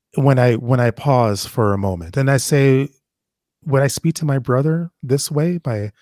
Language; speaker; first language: English; native; English